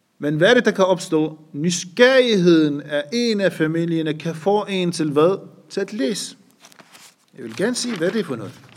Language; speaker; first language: Danish; non-native, fluent; Arabic